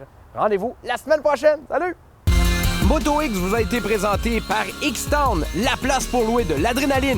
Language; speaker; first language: French; native; French